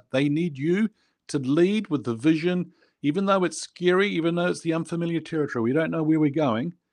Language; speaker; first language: English; native; English